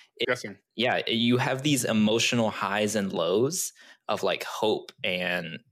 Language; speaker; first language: English; early bilingual, other home language; Chinese